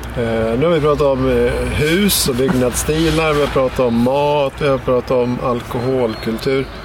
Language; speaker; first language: Swedish; native; Swedish